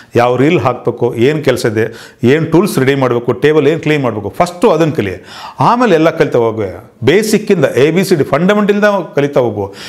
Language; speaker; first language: Kannada; native; Kannada